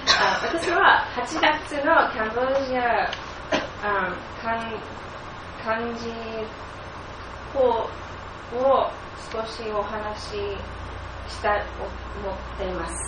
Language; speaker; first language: Japanese; non-native, learner; English